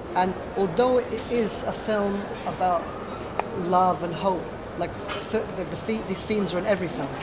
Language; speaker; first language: English; early bilingual, other home language; Russian